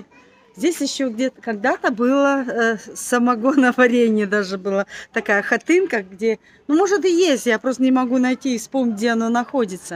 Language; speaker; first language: Russian; native; Russian